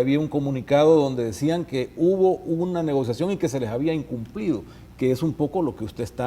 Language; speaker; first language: Spanish; native; Spanish